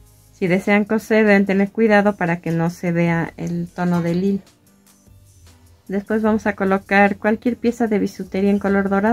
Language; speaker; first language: Spanish; native; Spanish